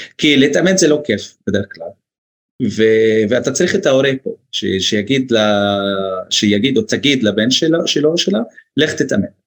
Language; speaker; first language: Hebrew; non-native, local second language; Arabic